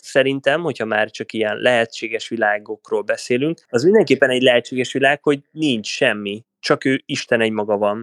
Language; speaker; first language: Hungarian; native; Hungarian